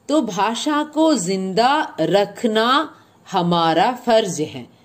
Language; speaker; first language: Hindi; non-native, local second language; Malayalam